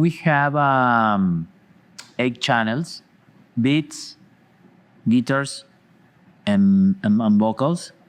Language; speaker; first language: English; non-native, learner; Spanish